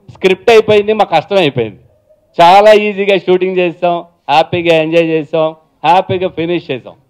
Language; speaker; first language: Telugu; native; Telugu